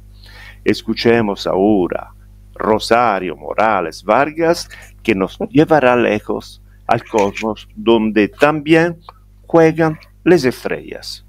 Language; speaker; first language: Spanish; non-native, fluent; Italian